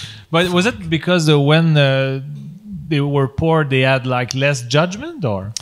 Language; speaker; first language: English; non-native, fluent; French